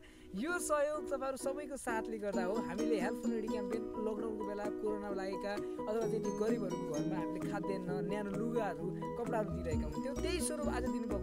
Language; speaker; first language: Nepali; native; Nepali